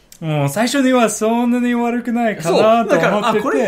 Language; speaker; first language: Japanese; non-native, learner; English